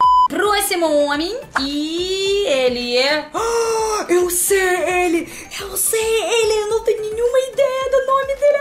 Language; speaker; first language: Portuguese; non-native, learner; Russian